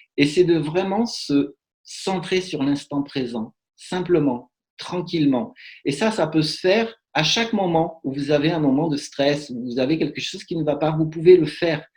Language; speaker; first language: French; native; French